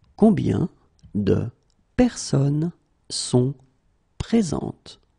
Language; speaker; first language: French; native; French